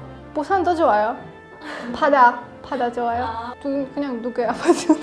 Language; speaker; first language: Korean; non-native, learner; Polish